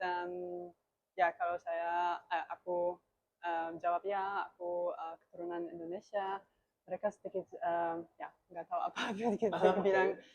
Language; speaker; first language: Indonesian; non-native, learner; German